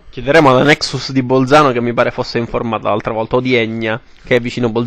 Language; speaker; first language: Italian; native; Italian